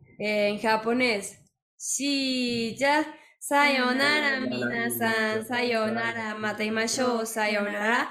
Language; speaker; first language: Spanish; native; Spanish